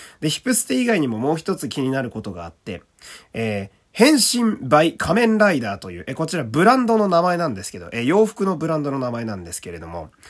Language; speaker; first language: Japanese; native; Japanese